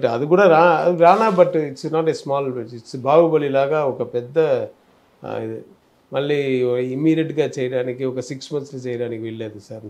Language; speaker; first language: Telugu; non-native, learner; Tamil